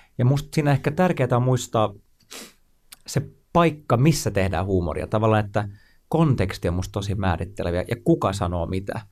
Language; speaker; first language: Finnish; non-native, local second language; Swedish